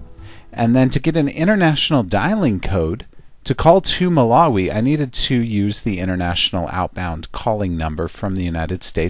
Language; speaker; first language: English; native; English